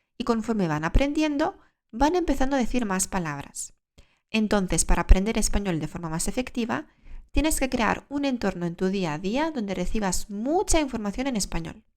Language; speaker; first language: Spanish; early bilingual, other home language; Lithuanian